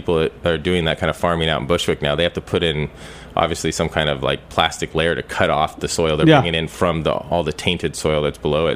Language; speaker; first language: English; native; English